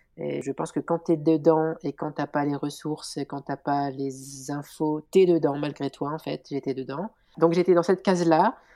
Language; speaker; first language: French; native; French